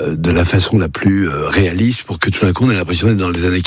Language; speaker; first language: French; native; French